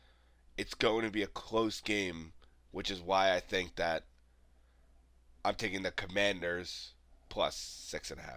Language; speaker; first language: English; native; English